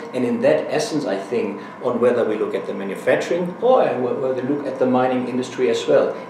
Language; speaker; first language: English; non-native, fluent; German